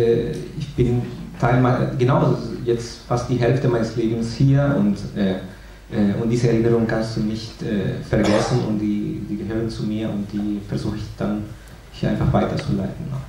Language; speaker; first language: German; non-native, fluent; Spanish